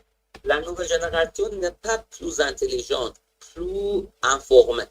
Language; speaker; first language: French; non-native, learner; Persian